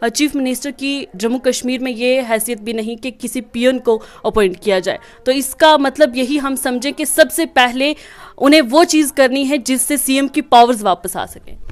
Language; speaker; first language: Hindi; non-native, local second language; Kashmiri